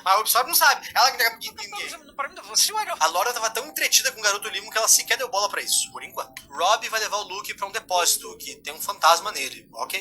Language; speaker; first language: Portuguese; native; Portuguese